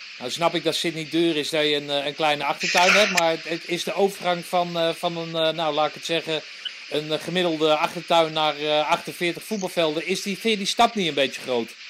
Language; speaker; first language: Dutch; native; Dutch